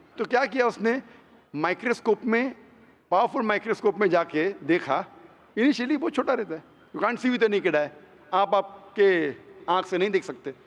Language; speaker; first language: Hindi; non-native, local second language; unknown